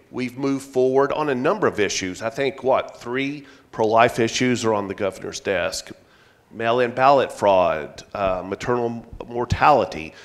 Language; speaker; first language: English; native; English